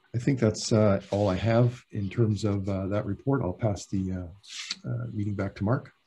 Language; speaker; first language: English; native; English